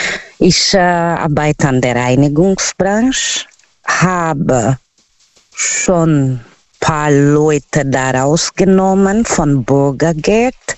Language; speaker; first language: German; non-native, learner; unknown